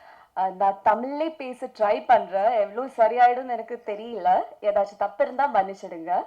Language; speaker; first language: Tamil; non-native, fluent; Malayalam